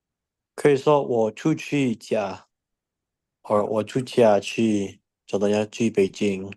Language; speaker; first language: Chinese; non-native, learner; Indonesian